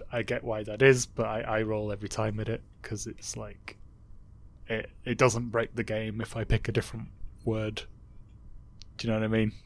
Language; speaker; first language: English; native; English